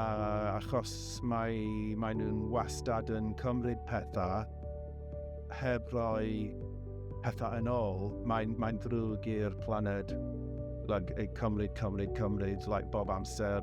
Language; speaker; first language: Welsh; non-native, learner; English